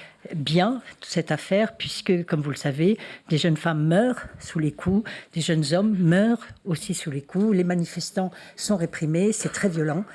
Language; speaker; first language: French; native; French